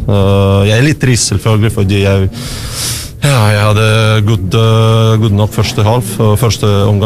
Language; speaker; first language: Norwegian; non-native, learner; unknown